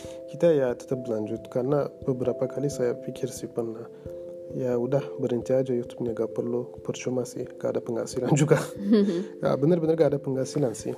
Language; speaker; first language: Indonesian; non-native, fluent; Turkish